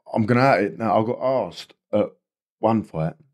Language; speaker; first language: English; native; English